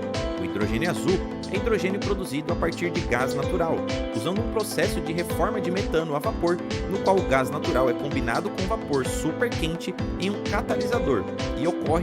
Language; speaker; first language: Portuguese; native; Portuguese